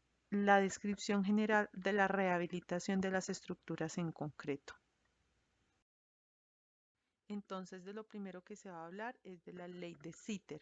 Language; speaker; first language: Spanish; native; Spanish